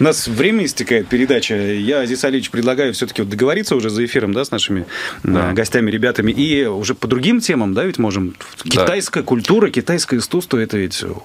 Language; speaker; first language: Russian; native; Russian